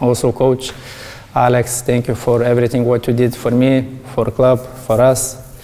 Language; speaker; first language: English; non-native, learner; Lithuanian